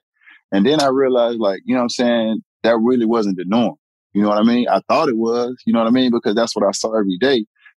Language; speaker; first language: English; native; English